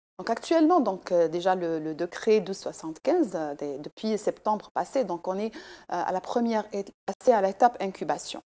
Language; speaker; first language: French; non-native, local second language; Arabic